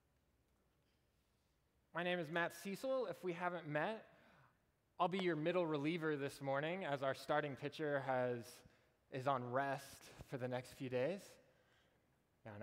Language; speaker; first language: English; native; English